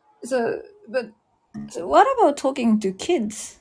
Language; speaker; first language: English; non-native, fluent; Japanese